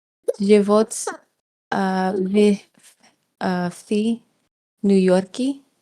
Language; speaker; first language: Russian; non-native, learner; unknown